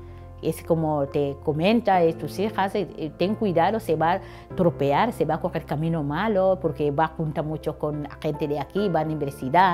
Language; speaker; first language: Spanish; non-native, learner; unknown